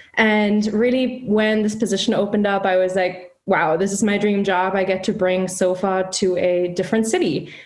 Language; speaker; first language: English; non-native, fluent; German